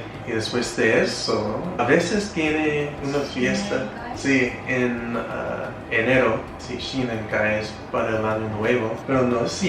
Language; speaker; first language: Spanish; non-native, fluent; English